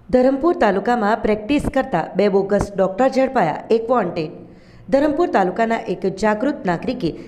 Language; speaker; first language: Gujarati; native; Gujarati